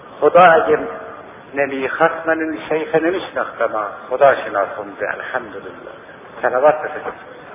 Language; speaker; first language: Persian; native; Persian